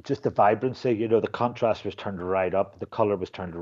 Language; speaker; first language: English; native; English